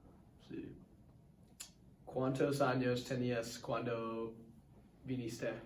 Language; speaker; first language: Spanish; non-native, learner; English